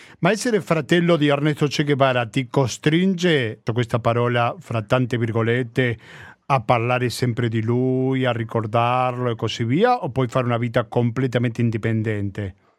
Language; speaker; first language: Italian; non-native, fluent; Spanish